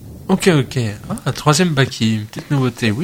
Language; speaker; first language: French; native; French